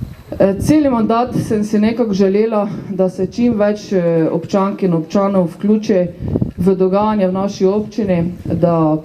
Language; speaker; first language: Slovenian; native; Slovenian